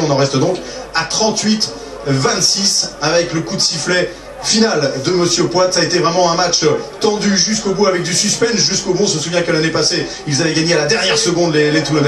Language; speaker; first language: French; native; French